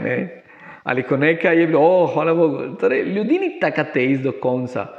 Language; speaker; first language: Slovenian; non-native, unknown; Spanish